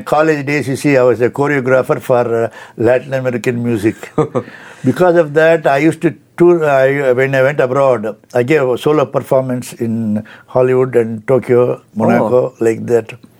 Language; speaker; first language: English; non-native, local second language; Telugu